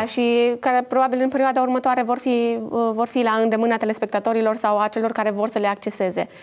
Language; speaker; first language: Romanian; native; Romanian